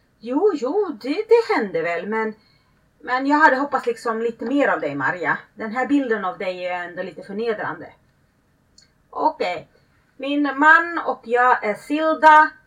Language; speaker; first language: Swedish; early bilingual, other home language; Finnish